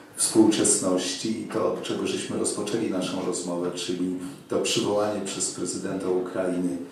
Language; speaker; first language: Polish; native; Polish